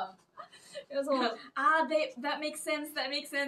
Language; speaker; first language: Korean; early bilingual, heritage; Korean